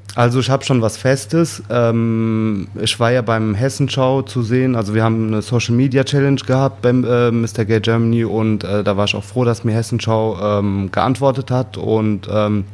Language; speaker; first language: German; early bilingual, other home language; Arabic